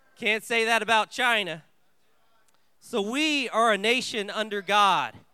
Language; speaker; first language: English; early bilingual, other home language; Vietnamese